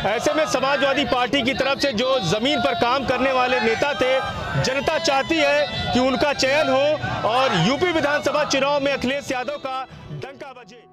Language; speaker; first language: Hindi; native; Hindi